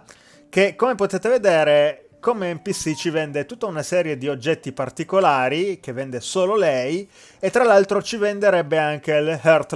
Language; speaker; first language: Italian; native; Italian